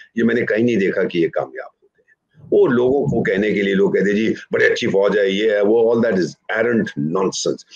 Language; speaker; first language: Hindi; native; Hindi